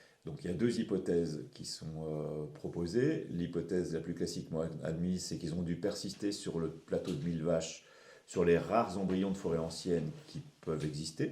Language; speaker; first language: French; native; French